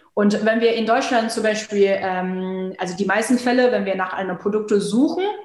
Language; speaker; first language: German; non-native, fluent; Chinese